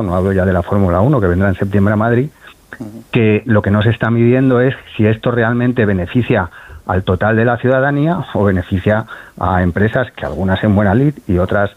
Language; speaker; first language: Spanish; native; Spanish